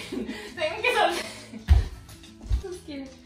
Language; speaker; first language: Spanish; early bilingual, heritage; Spanish